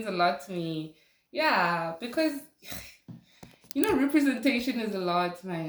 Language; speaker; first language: English; non-native, local second language; Zulu